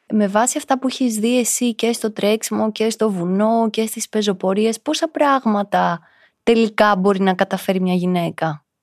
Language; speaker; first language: Greek; native; Greek